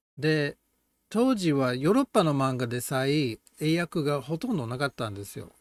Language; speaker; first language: Japanese; non-native, fluent; English